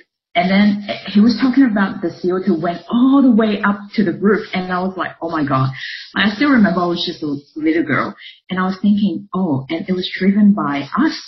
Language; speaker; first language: English; non-native, local second language; Cantonese